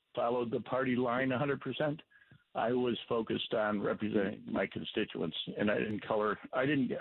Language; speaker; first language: English; native; English